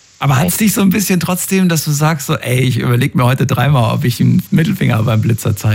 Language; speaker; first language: German; native; German